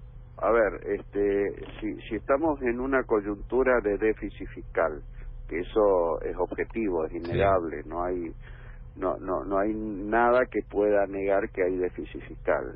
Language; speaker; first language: Spanish; native; Spanish